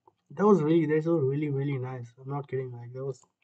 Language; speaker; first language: English; non-native, local second language; Hindi